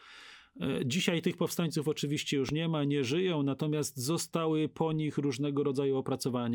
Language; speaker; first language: Polish; native; Polish